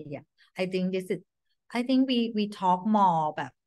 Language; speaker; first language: English; non-native, learner; Thai